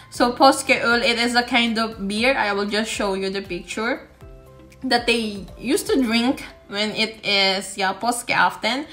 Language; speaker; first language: English; non-native, local second language; Filipino